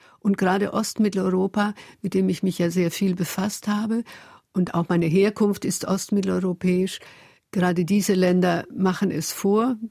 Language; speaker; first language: German; early bilingual, other home language; Hungarian